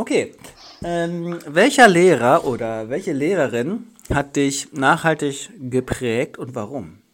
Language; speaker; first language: German; native; German